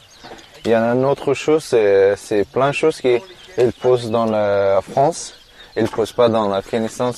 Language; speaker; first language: French; non-native, learner; Persian